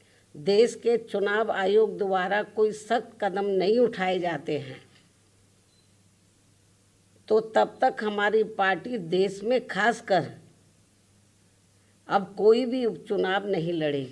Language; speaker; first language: Hindi; native; Hindi